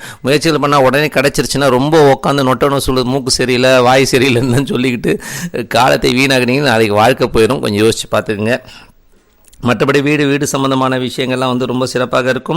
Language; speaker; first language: Tamil; native; Tamil